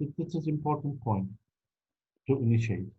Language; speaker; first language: English; non-native, fluent; Turkish